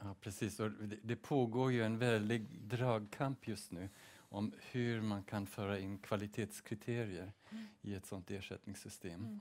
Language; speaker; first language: Swedish; early bilingual, heritage; Swedish